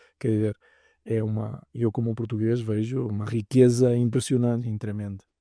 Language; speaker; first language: Portuguese; native; Portuguese